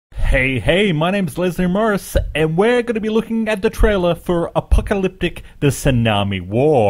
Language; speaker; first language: English; native; English